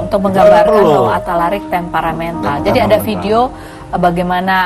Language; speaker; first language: Indonesian; native; Indonesian